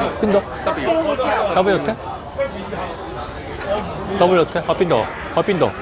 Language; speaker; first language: Korean; native; Korean